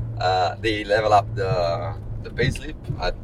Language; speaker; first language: English; non-native, learner; Italian